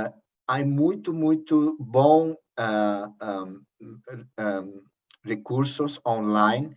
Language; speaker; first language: Portuguese; non-native, learner; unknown